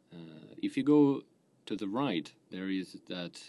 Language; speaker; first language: English; non-native, fluent; Russian